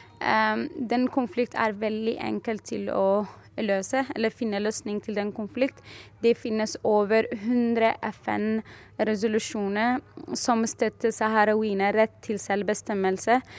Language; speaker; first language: Norwegian; non-native, fluent; Arabic